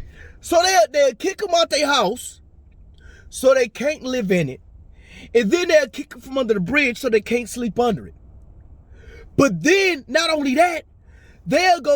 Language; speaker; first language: English; native; English